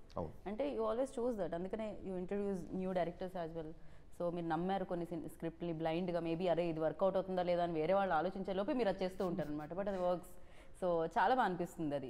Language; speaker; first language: Telugu; native; Telugu